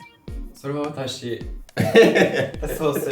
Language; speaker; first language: Japanese; non-native, learner; English